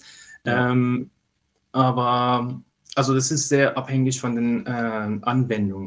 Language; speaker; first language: German; non-native, fluent; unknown